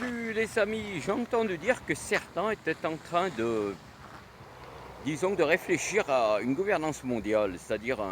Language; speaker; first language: French; native; French